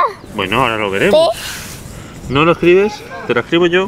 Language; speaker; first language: Spanish; native; Spanish